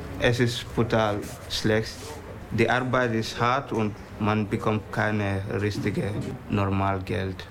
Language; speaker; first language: German; non-native, learner; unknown